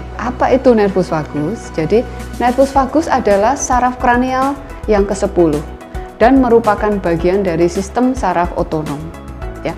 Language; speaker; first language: Indonesian; native; Indonesian